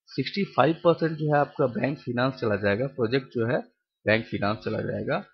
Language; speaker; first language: Hindi; non-native, local second language; Bangla